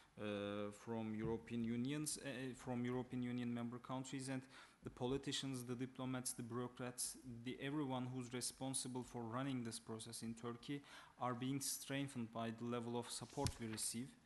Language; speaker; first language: English; non-native, fluent; Turkish